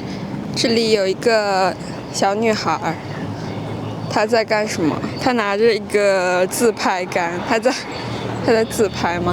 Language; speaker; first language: Chinese; non-native, fluent; French